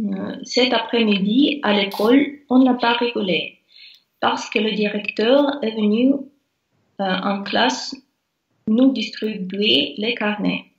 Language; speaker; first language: French; non-native, learner; Russian